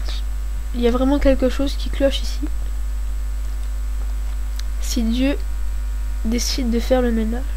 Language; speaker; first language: French; native; French